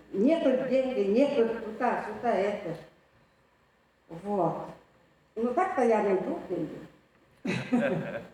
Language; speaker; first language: Russian; non-native, fluent; Mongolian